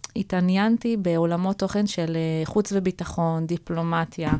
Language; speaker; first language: Hebrew; native; Hebrew